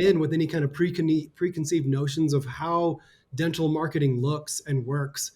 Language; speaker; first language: English; native; English